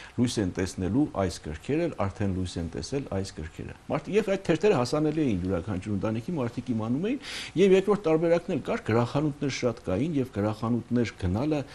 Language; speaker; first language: Armenian; native; Armenian